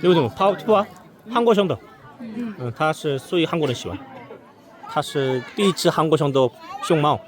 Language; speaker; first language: Chinese; non-native, fluent; Korean